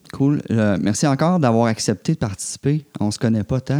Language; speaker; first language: French; native; French